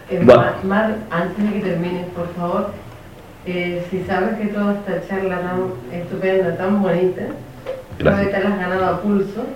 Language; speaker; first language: Spanish; native; Spanish